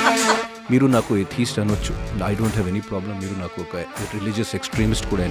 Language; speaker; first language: Telugu; non-native, fluent; Hindi